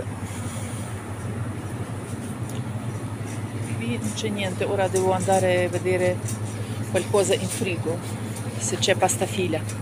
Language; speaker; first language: Italian; non-native, fluent; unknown